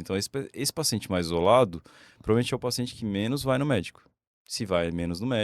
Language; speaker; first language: Portuguese; native; Portuguese